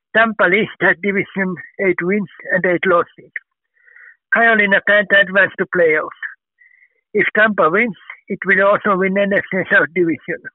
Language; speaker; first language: English; non-native, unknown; Finnish